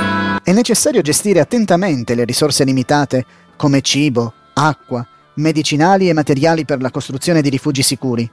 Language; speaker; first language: Italian; native; Italian